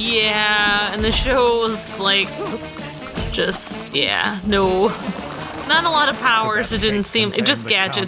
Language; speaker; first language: English; native; English